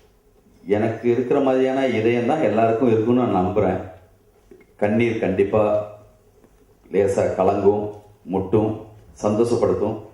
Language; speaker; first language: Tamil; native; Tamil